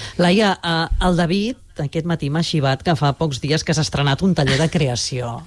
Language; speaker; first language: Catalan; native; Catalan